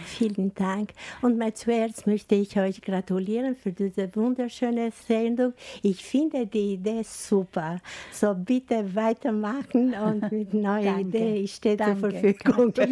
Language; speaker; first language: German; non-native, fluent; Albanian